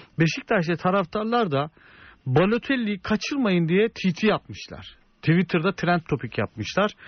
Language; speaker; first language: Turkish; native; Turkish